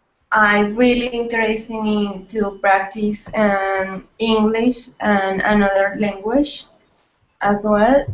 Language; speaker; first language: English; non-native, learner; Spanish